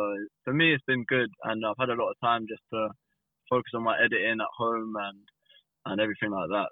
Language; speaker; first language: English; native; English